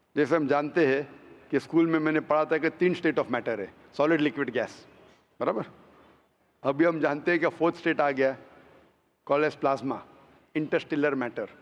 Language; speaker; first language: Hindi; non-native, local second language; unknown